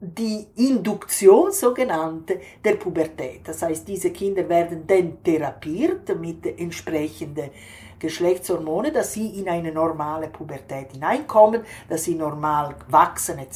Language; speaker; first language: German; non-native, fluent; Italian